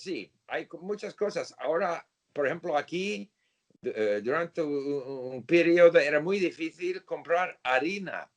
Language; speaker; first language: Spanish; non-native, fluent; English